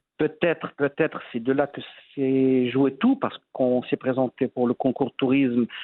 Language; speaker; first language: French; non-native, local second language; Arabic